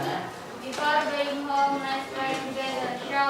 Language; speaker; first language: English; non-native, learner; Indonesian